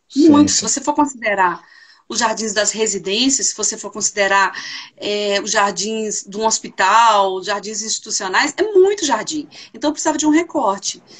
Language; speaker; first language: Portuguese; native; Portuguese